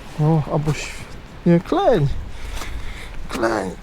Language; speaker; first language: Polish; native; Polish